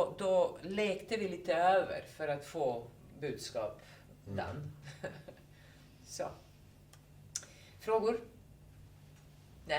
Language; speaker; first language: Swedish; non-native, fluent; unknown